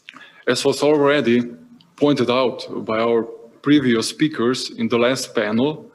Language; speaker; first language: English; non-native, fluent; Slovenian